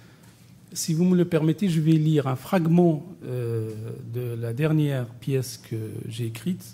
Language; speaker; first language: French; non-native, local second language; Arabic